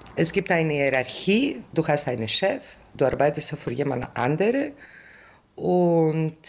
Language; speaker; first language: German; non-native, fluent; Greek